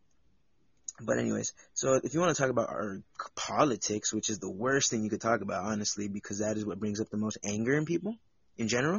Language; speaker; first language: English; native; English